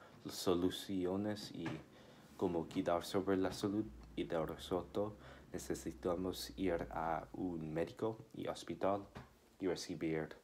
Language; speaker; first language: Spanish; non-native, learner; English